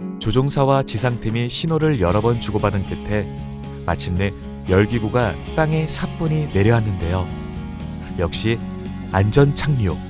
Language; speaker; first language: Korean; native; Korean